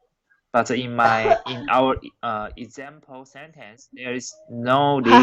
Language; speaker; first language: English; non-native, learner; Chinese